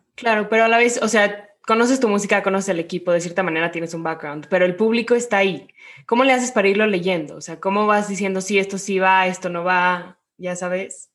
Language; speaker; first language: Spanish; native; Spanish